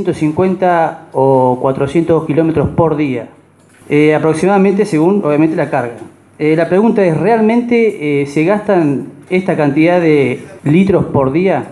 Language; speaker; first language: Spanish; native; Spanish